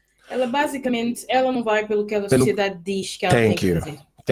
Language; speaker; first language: Portuguese; native; Portuguese